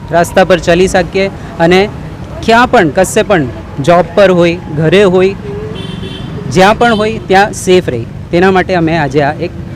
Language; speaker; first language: Gujarati; non-native, local second language; Bangla